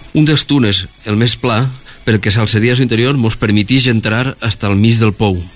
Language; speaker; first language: Catalan; native; Catalan